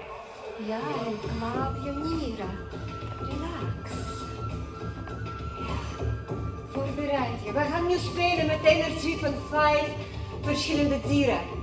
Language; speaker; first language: Dutch; non-native, learner; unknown